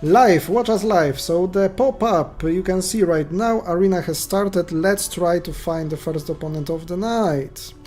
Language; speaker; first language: English; non-native, fluent; Polish